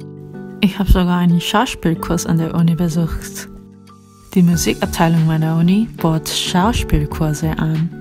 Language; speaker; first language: German; non-native, fluent; Korean